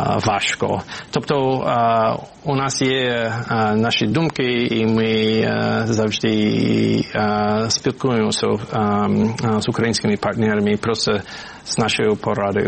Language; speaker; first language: Ukrainian; non-native, fluent; English